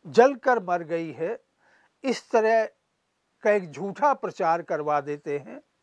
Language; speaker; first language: Hindi; native; Hindi